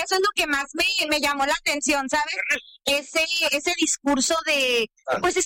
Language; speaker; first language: Spanish; native; Spanish